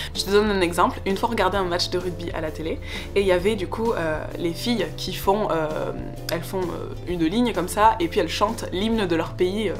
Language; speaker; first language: French; native; French